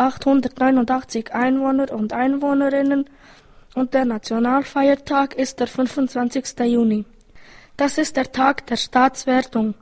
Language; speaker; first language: German; early bilingual, other home language; Croatian